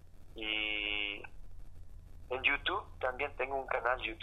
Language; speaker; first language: Spanish; non-native, fluent; French